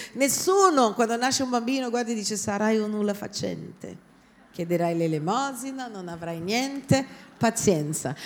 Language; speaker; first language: Italian; non-native, fluent; Portuguese